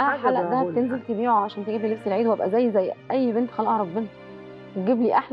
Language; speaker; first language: Arabic; native; Arabic